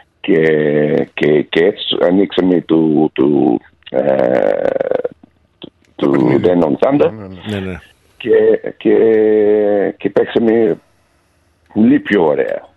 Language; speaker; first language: Greek; early bilingual, heritage; Greek